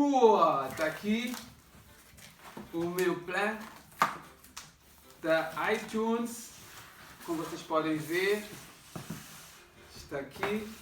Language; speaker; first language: Portuguese; non-native, local second language; Kabuverdianu